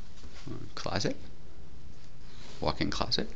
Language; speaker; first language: English; native; English